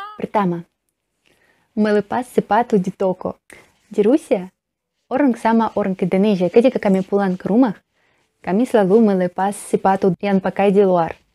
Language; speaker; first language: Indonesian; non-native, learner; Russian